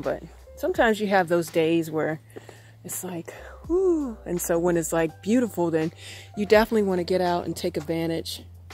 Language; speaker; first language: English; native; English